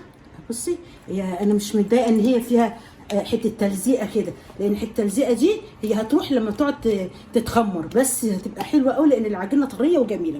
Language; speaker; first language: Arabic; native; Arabic